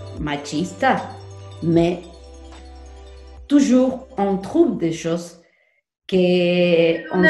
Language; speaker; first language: French; non-native, learner; Spanish